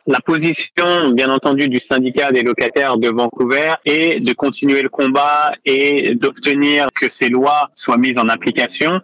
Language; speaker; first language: French; native; French